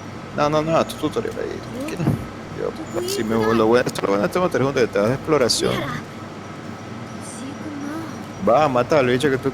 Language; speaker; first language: Spanish; native; Spanish